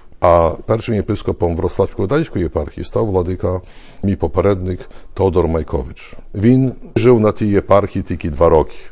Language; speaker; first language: Ukrainian; early bilingual, heritage; Ukrainian